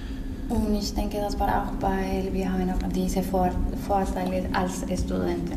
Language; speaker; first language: German; non-native, learner; Spanish